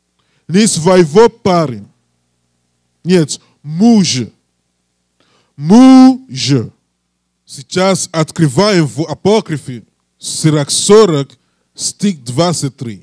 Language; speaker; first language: Russian; non-native, learner; English